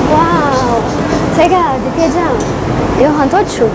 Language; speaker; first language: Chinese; non-native, learner; Portuguese